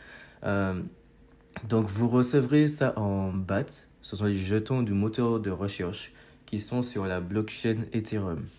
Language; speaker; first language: French; native; French